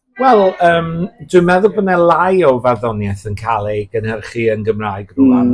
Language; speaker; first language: Welsh; native; Welsh